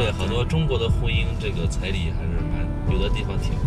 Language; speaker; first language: Chinese; native; Chinese